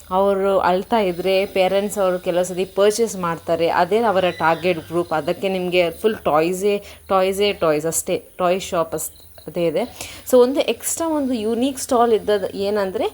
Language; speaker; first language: Kannada; non-native, local second language; Konkani